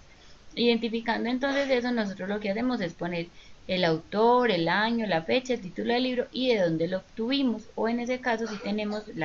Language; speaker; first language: Spanish; native; Spanish